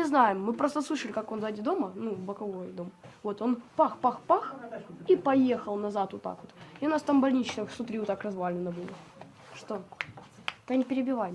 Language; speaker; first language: Russian; native; Russian